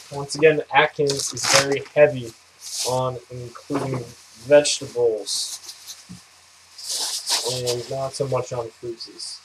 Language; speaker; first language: English; native; English